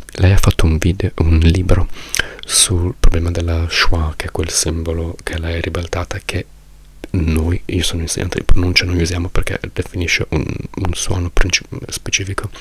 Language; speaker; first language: Italian; native; Italian